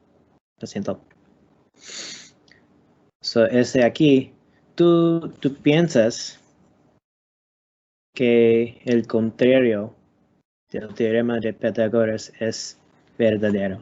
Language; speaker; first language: Spanish; non-native, learner; English